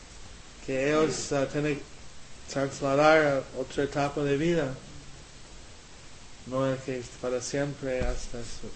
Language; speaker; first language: Spanish; non-native, learner; English